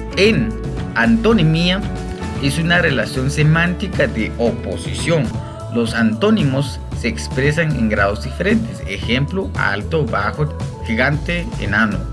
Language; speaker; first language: Spanish; non-native, local second language; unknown